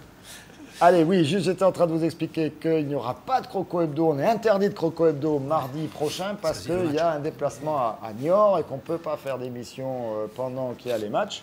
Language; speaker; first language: French; native; French